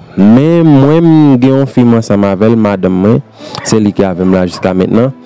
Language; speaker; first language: Haitian Creole; native; Haitian Creole